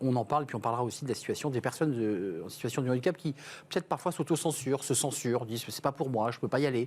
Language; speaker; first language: French; native; French